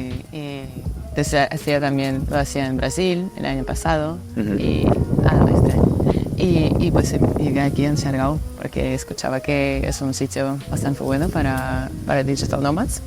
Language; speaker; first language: Spanish; non-native, fluent; Russian